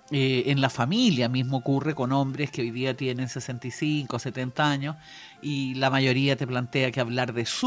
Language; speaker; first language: Spanish; native; Spanish